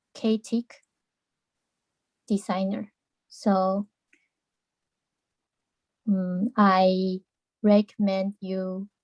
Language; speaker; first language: English; non-native, learner; Chinese